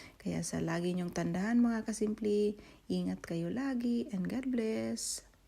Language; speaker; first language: Filipino; native; Filipino